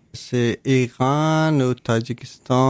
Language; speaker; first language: French; non-native, learner; Persian